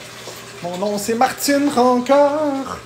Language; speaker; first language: French; native; French